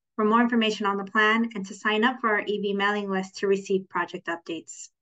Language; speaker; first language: English; native; English